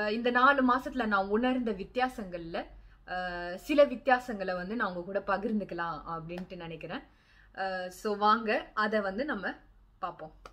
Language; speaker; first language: Tamil; early bilingual, heritage; Tamil